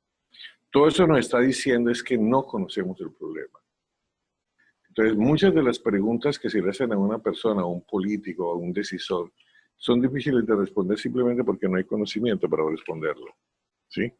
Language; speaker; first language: Spanish; native; Spanish